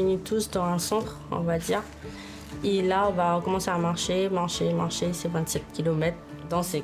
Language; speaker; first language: French; non-native, fluent; Spanish